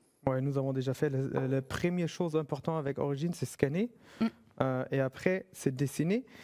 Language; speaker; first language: French; non-native, fluent; German